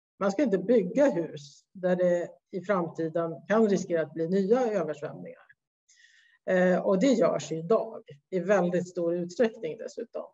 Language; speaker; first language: Swedish; native; Swedish